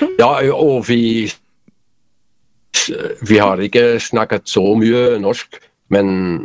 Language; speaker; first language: Norwegian; non-native, fluent; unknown